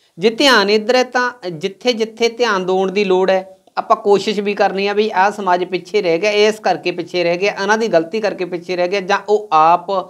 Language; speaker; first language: Punjabi; native; Punjabi